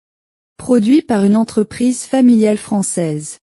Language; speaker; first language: French; non-native, learner; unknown